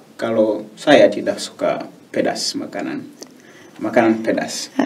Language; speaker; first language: Malay; non-native, learner; Swahili